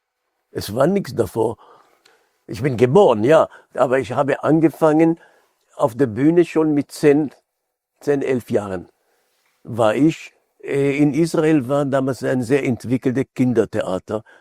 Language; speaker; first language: German; non-native, fluent; Hebrew